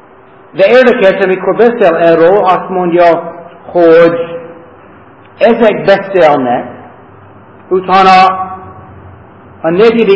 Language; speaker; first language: Hungarian; non-native, fluent; English